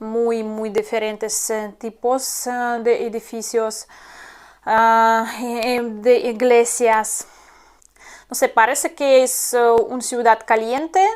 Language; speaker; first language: Spanish; non-native, fluent; Russian